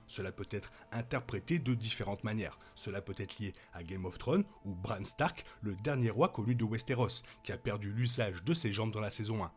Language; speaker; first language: French; native; French